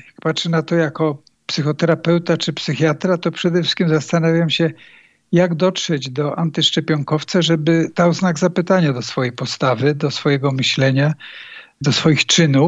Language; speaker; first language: Polish; native; Polish